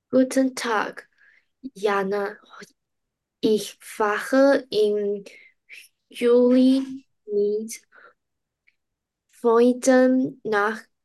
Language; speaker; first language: German; non-native, learner; Chinese